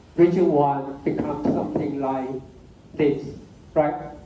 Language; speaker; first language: English; non-native, fluent; Chinese